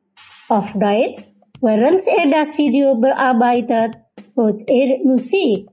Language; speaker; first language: German; non-native, learner; Indonesian